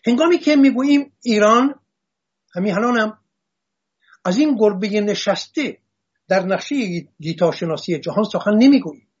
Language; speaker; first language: Persian; non-native, local second language; Assyrian Neo-Aramaic